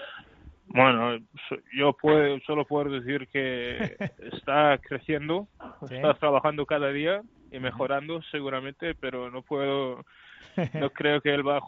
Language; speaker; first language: Spanish; non-native, learner; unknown